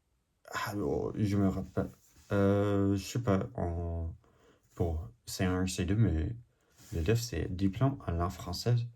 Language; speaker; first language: French; non-native, learner; English